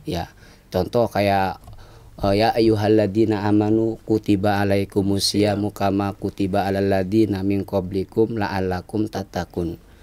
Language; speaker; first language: Indonesian; native; Indonesian